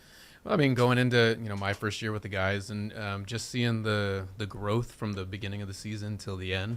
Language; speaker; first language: English; native; English